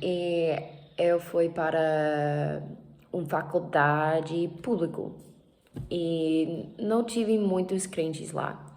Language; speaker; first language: Portuguese; non-native, learner; English